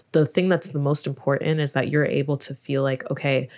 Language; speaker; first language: English; native; English